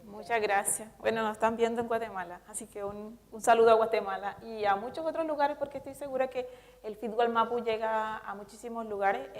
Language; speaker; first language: Spanish; native; Spanish